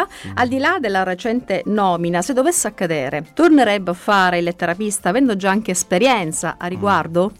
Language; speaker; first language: Italian; native; Italian